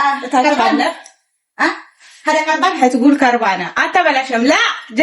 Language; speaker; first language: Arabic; non-native, learner; Amharic